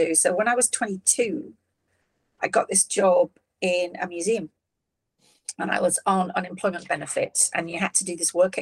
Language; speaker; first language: English; native; English